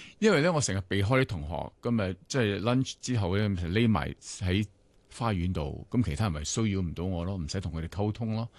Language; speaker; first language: Cantonese; non-native, local second language; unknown